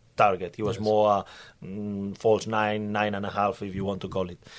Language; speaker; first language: English; non-native, fluent; Spanish